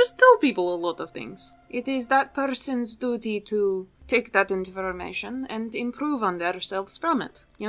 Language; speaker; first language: English; native; English